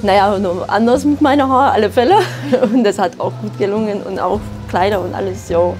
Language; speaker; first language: German; non-native, fluent; Hungarian